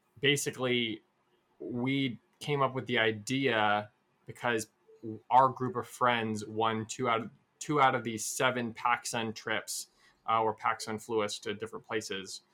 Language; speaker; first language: English; native; English